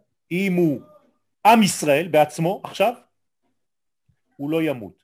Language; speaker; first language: Hebrew; non-native, fluent; French